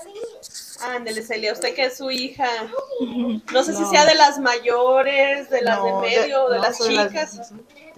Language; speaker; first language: Spanish; native; Spanish